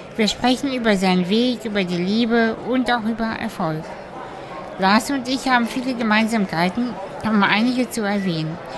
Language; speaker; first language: German; early bilingual, other home language; Russian